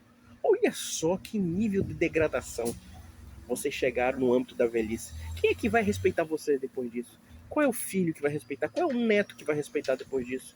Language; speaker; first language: Portuguese; native; Portuguese